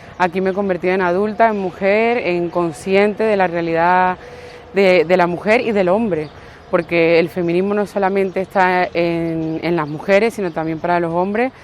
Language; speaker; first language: Spanish; native; Spanish